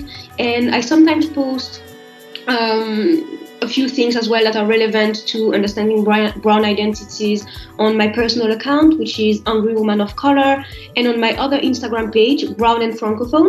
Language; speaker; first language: English; non-native, fluent; French